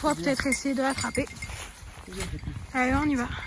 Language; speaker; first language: French; native; French